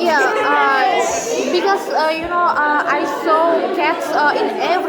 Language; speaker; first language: English; non-native, learner; Indonesian